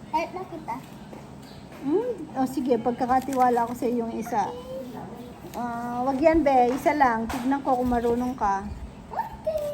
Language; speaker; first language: Filipino; native; Filipino